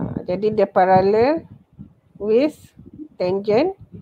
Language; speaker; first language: English; non-native, local second language; Malay